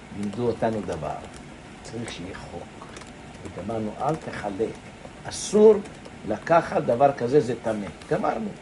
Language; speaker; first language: Hebrew; native; Hebrew